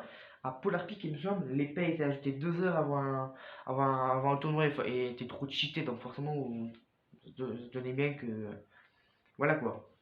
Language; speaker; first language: French; native; French